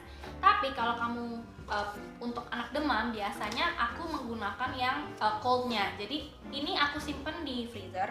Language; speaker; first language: Indonesian; native; Indonesian